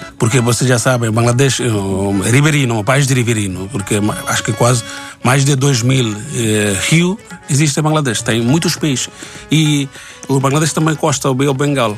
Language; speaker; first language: Portuguese; non-native, learner; Bangla